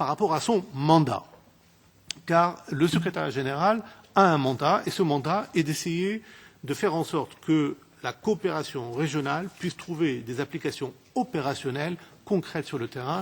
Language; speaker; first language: French; non-native, local second language; Arabic